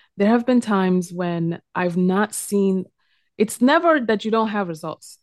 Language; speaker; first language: English; early bilingual, other home language; Spanish